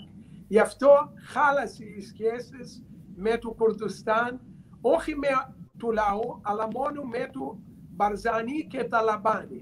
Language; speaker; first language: Greek; non-native, learner; Arabic